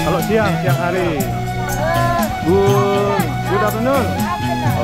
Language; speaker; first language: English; non-native, learner; Indonesian